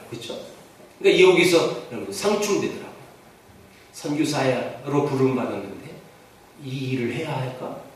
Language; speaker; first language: Korean; native; Korean